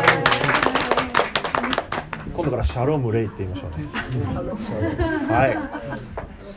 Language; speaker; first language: Japanese; native; Japanese